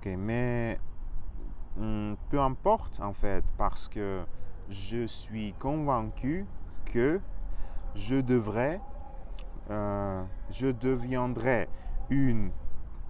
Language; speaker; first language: French; non-native, learner; Russian